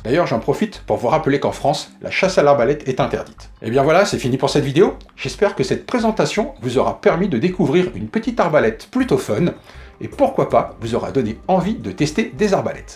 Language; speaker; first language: French; native; French